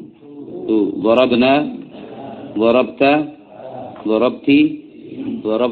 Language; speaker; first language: Arabic; non-native, fluent; Javanese